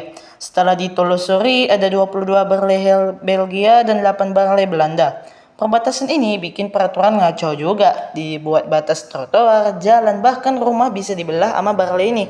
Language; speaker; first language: Indonesian; native; Indonesian